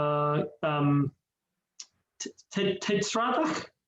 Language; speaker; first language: Russian; non-native, learner; English